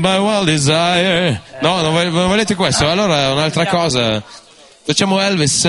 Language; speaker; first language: Italian; non-native, fluent; Russian